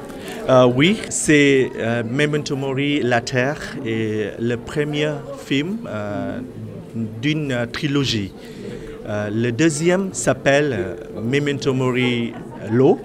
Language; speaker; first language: French; non-native, learner; Vietnamese